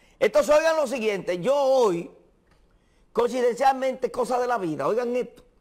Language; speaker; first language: Spanish; native; Spanish